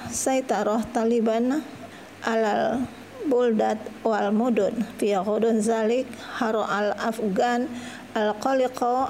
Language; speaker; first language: Arabic; non-native, learner; Indonesian